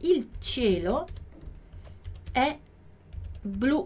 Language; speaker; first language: Italian; non-native, fluent; Portuguese